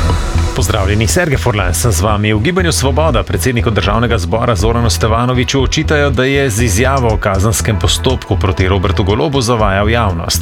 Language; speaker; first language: Slovenian; native; Slovenian